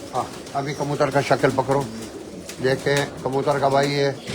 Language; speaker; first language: Hindi; non-native, learner; Arabic